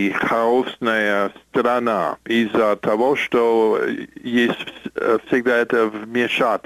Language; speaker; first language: Russian; non-native, fluent; English